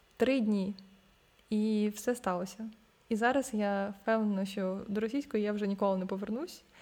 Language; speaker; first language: Ukrainian; non-native, local second language; Russian